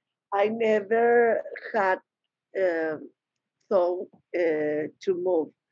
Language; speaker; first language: English; non-native, learner; Spanish